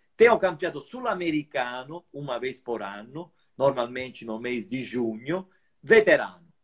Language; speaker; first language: Portuguese; non-native, fluent; Italian